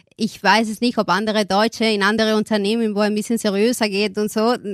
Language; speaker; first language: German; non-native, fluent; Spanish